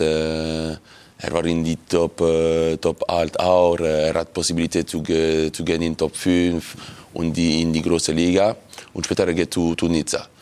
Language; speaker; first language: German; non-native, local second language; French